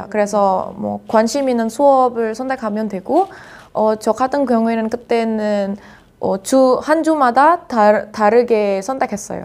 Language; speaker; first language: Korean; non-native, fluent; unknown